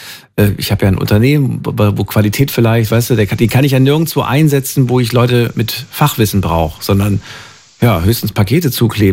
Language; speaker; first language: German; native; German